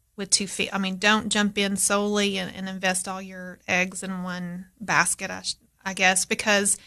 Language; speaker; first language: English; native; English